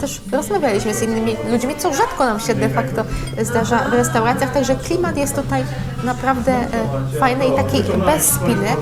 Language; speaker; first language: Polish; native; Polish